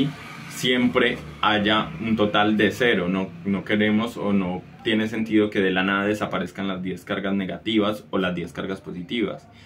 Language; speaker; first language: Spanish; native; Spanish